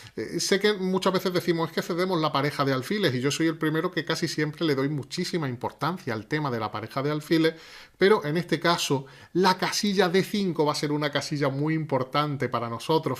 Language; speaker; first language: Spanish; native; Spanish